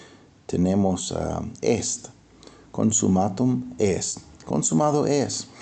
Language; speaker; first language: Spanish; non-native, fluent; English